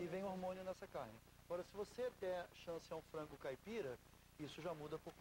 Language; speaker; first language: Portuguese; native; Portuguese